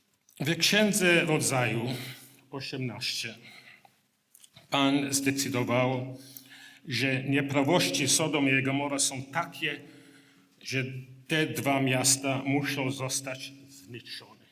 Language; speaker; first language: Polish; non-native, learner; English